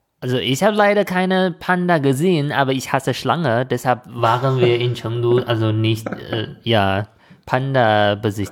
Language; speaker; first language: German; non-native, fluent; Chinese